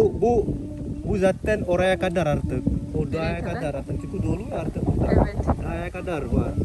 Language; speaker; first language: Turkish; non-native, learner; Indonesian